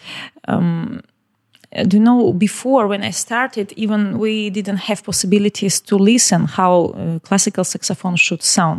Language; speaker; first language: English; non-native, learner; Ukrainian